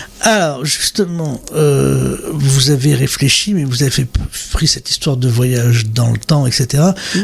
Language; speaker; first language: French; native; French